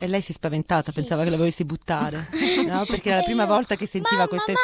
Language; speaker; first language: Italian; native; Italian